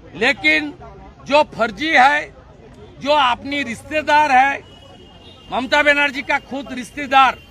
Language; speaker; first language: Hindi; non-native, local second language; Bangla